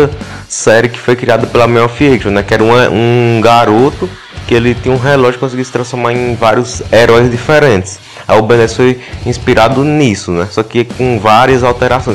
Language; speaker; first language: Portuguese; native; Portuguese